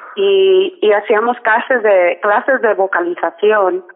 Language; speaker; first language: Spanish; early bilingual, heritage; Spanish